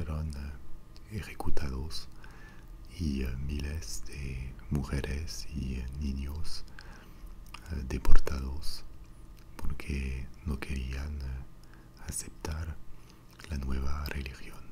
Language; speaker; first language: Spanish; non-native, fluent; French